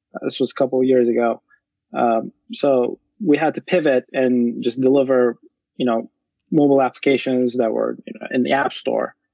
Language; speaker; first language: English; non-native, fluent; Turkish